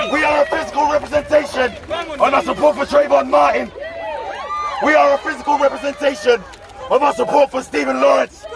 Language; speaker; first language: English; native; English